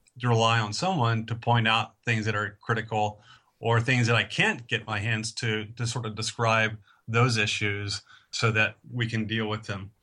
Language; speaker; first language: English; native; English